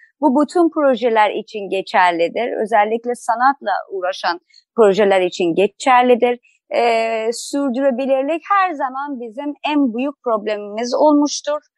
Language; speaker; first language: Turkish; non-native, fluent; Persian